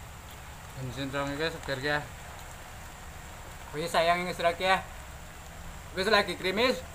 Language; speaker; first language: Indonesian; non-native, local second language; Javanese